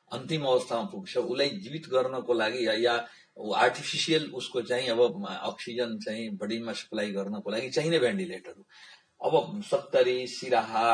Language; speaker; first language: Nepali; non-native, local second language; Bhojpuri